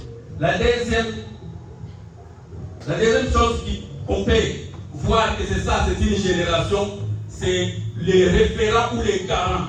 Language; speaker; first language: French; non-native, local second language; Lingala